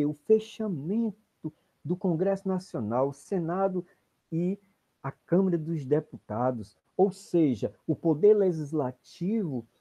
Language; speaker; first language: Portuguese; native; Portuguese